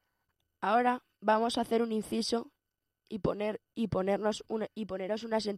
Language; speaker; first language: Spanish; native; Spanish